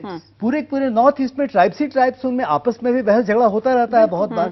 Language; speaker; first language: Hindi; native; Hindi